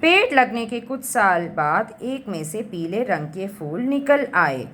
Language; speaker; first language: Hindi; non-native, local second language; Malayalam